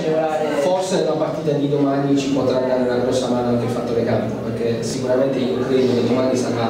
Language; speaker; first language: Italian; native; Italian